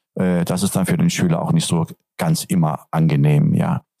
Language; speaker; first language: German; non-native, fluent; Turkish